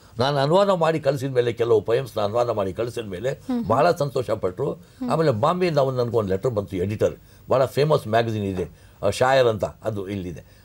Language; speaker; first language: Kannada; non-native, local second language; Urdu